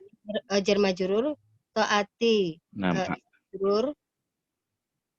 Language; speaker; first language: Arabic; non-native, learner; Indonesian